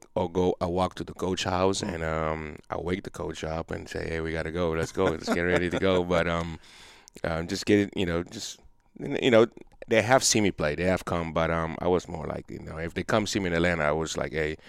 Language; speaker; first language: English; non-native, fluent; Papiamento